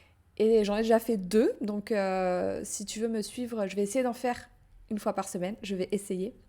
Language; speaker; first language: French; native; French